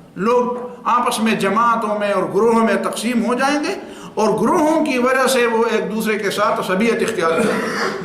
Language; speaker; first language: Urdu; non-native, local second language; Pashto